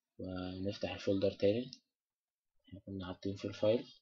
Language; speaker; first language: Arabic; native; Arabic